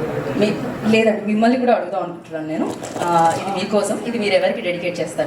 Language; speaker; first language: Telugu; native; Telugu